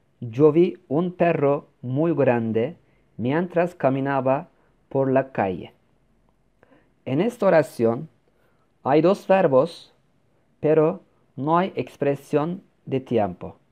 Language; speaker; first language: Spanish; non-native, fluent; Turkish